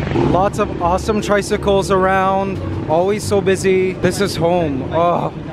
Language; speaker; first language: English; native; English